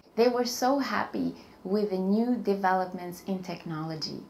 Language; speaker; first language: English; non-native, fluent; Albanian